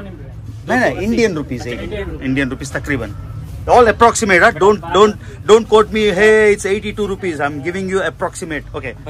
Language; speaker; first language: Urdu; non-native, local second language; Telugu